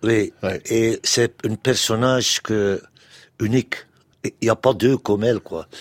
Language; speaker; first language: French; non-native, local second language; Dutch